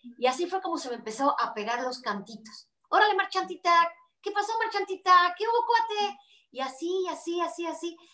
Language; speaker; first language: Spanish; native; Spanish